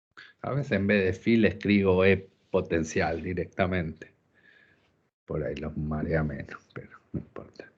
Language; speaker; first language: Spanish; native; Spanish